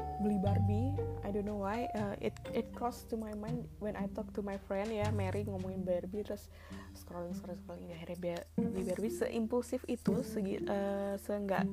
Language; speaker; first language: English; non-native, learner; Indonesian